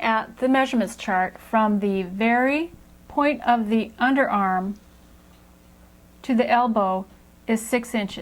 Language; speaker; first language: English; native; English